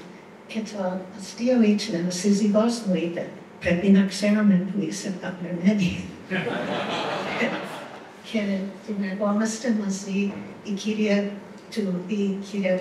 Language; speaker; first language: Greek; non-native, fluent; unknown